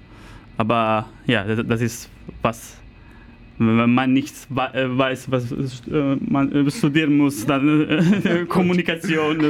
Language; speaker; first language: German; non-native, fluent; Italian